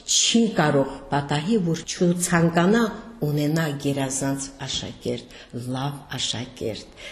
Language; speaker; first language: Armenian; native; Armenian